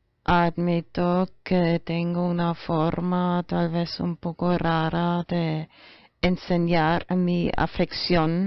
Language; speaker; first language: Spanish; non-native, fluent; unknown